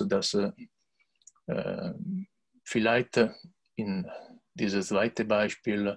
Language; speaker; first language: German; non-native, learner; Italian